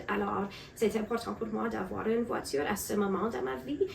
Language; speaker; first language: French; non-native, local second language; English